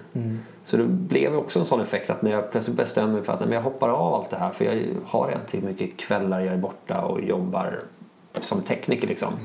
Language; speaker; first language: Swedish; native; Swedish